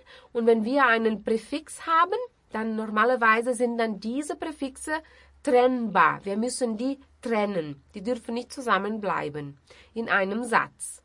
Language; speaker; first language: German; non-native, fluent; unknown